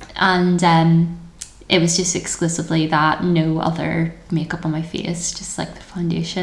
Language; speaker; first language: English; native; English